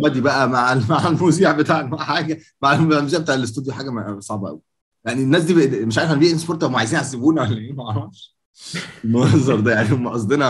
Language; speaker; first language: Arabic; native; Arabic